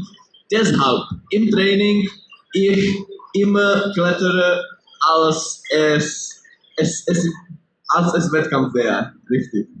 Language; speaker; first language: German; non-native, learner; Czech